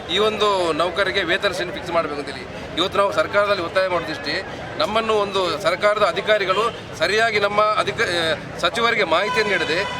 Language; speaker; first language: Kannada; native; Kannada